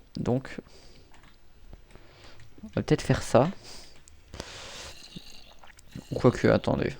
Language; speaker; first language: French; native; French